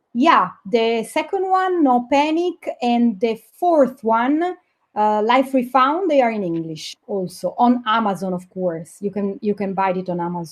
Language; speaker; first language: English; non-native, fluent; Italian